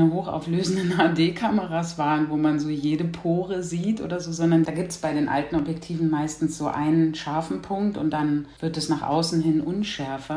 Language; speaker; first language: German; native; German